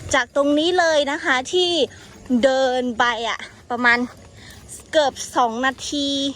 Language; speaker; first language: Thai; non-native, local second language; Shan